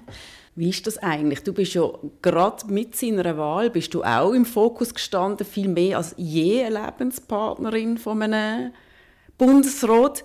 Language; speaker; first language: German; native; German